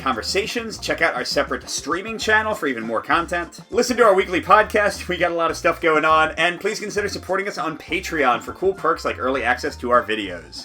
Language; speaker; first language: English; native; English